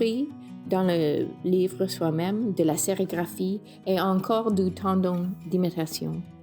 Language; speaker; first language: French; non-native, fluent; English